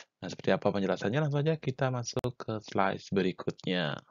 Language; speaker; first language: Indonesian; native; Indonesian